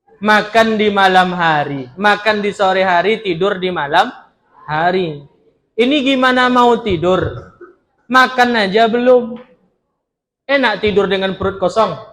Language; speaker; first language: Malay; non-native, local second language; Minangkabau